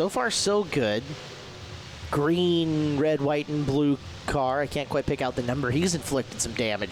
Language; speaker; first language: English; native; English